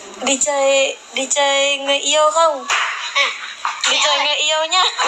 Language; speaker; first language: Vietnamese; non-native, learner; Javanese